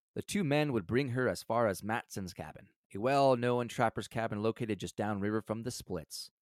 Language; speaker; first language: English; native; English